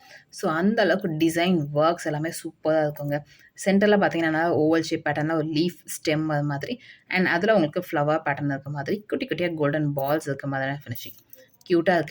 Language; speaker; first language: Tamil; native; Tamil